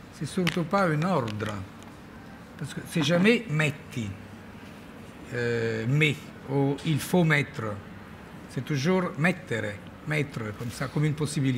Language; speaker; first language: French; non-native, fluent; Italian